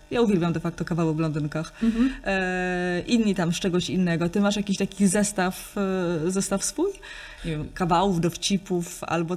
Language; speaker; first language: Polish; native; Polish